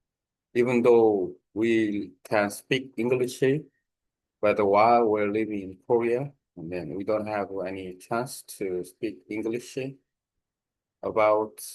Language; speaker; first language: English; non-native, learner; Korean